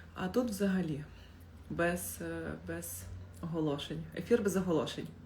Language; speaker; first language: Ukrainian; native; Ukrainian